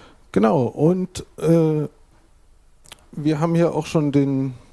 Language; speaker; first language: German; native; German